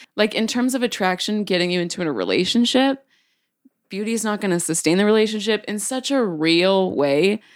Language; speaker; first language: English; native; English